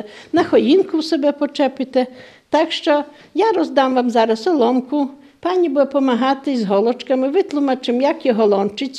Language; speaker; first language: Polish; non-native, local second language; Ukrainian